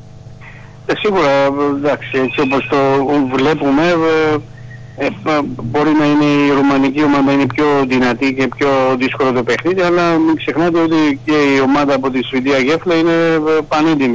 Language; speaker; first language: Greek; non-native, fluent; Georgian